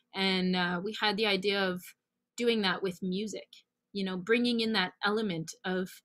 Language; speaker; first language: English; native; English